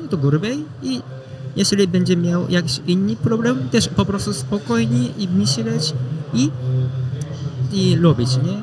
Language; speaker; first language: Polish; non-native, learner; Japanese